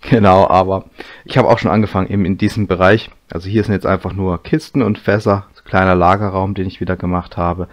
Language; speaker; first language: German; native; German